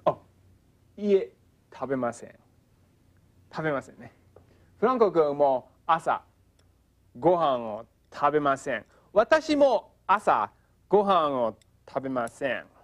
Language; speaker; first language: Japanese; non-native, fluent; English